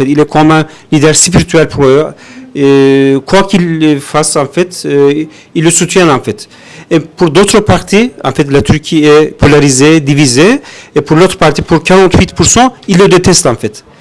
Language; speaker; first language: French; non-native, fluent; Turkish